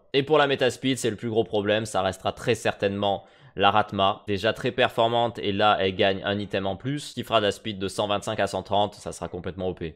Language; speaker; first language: French; native; French